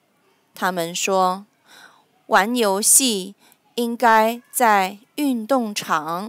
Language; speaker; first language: Chinese; non-native, learner; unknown